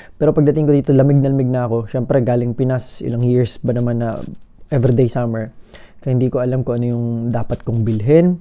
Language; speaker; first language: Filipino; native; Filipino